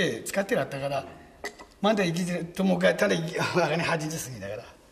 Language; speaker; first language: Japanese; native; Japanese